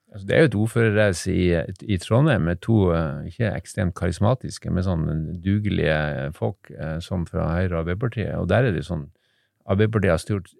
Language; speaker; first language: Norwegian; native; Norwegian